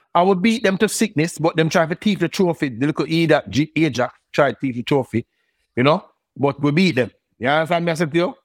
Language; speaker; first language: English; native; English